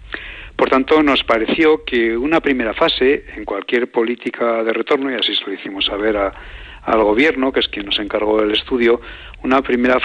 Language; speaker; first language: Spanish; native; Spanish